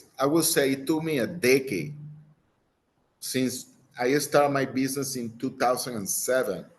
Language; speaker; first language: English; non-native, fluent; Spanish